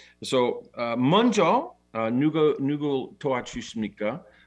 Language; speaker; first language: Korean; non-native, learner; English